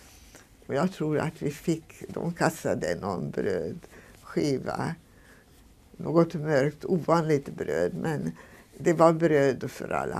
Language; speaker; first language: Swedish; non-native, fluent; Hungarian